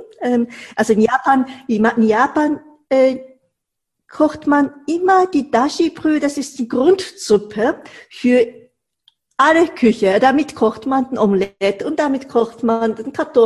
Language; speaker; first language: German; non-native, fluent; Japanese